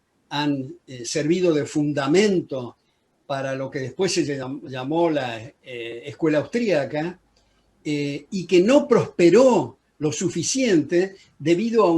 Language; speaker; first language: Spanish; native; Spanish